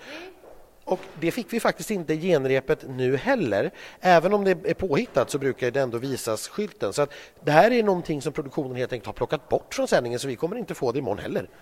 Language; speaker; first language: Swedish; native; Swedish